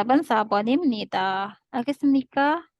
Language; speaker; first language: Korean; non-native, learner; Indonesian